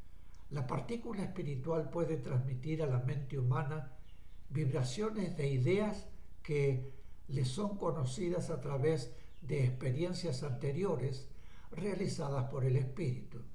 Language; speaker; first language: Spanish; native; Spanish